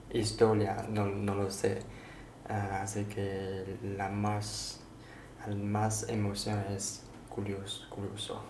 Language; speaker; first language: Spanish; non-native, learner; Chinese